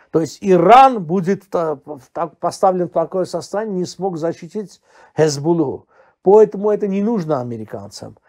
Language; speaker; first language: Russian; non-native, local second language; Armenian